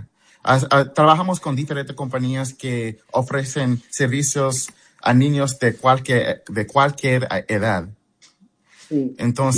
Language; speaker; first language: Spanish; early bilingual, heritage; English